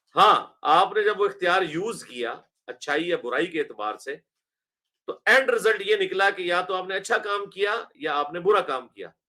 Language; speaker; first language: Urdu; non-native, local second language; Punjabi